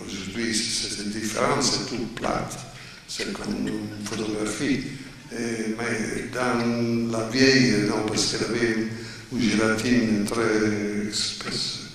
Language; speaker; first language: French; non-native, fluent; Italian